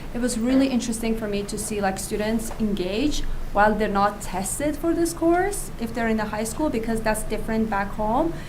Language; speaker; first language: English; non-native, fluent; Azerbaijani